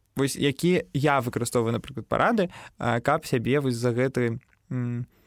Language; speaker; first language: Belarusian; non-native, local second language; Russian